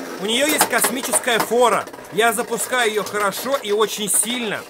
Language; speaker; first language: Russian; native; Russian